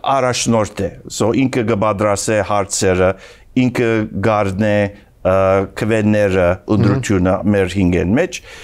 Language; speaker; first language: Armenian; early bilingual, heritage; Armenian